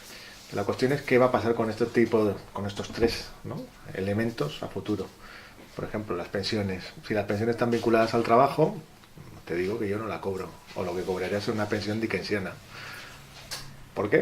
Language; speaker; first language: Spanish; native; Spanish